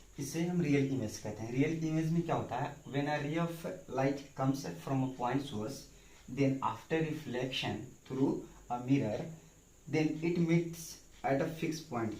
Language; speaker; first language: Hindi; native; Hindi